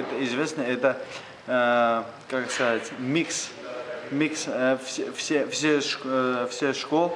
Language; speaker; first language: Russian; non-native, learner; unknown